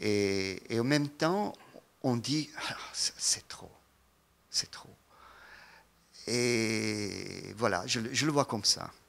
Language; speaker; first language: French; non-native, fluent; Italian